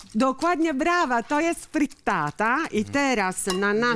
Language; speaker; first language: Polish; non-native, learner; Italian